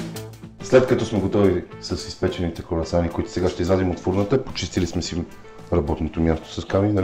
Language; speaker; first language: Bulgarian; native; Bulgarian